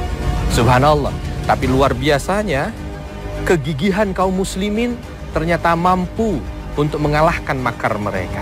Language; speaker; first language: Indonesian; native; Indonesian